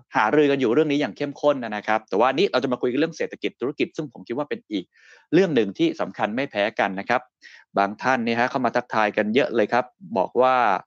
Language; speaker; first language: Thai; native; Thai